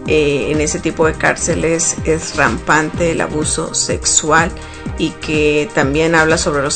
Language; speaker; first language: Spanish; native; Spanish